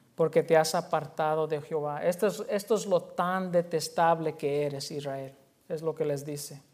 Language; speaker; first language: Spanish; early bilingual, heritage; Spanish